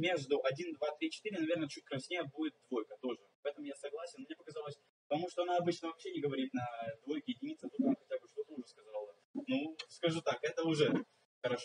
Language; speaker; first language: Russian; native; Russian